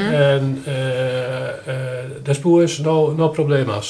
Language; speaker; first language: Spanish; non-native, learner; Portuguese